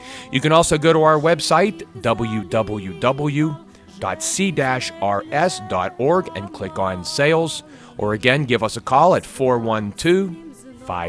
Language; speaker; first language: English; native; English